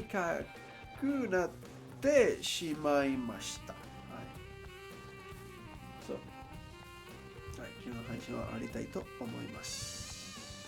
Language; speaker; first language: Japanese; non-native, learner; English